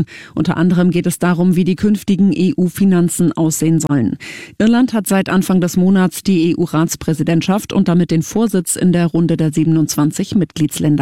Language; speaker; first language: German; native; German